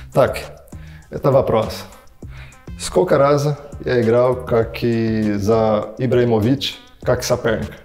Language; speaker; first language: Russian; non-native, learner; Portuguese